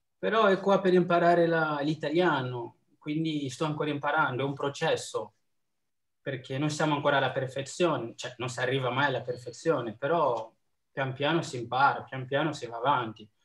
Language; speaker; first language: Italian; non-native, fluent; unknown